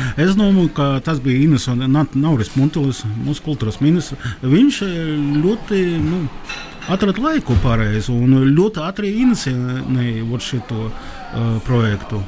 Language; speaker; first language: Latvian; non-native, local second language; Russian